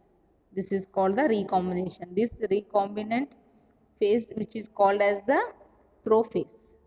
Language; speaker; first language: English; non-native, local second language; Kannada